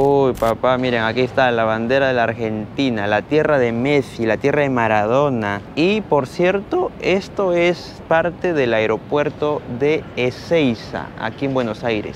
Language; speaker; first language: Spanish; native; Spanish